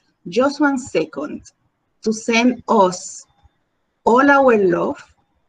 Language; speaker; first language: English; non-native, learner; Spanish